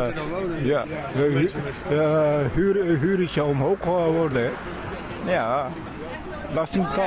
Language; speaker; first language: Dutch; non-native, learner; Turkish